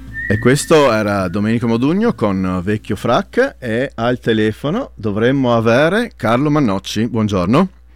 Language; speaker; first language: Italian; native; Italian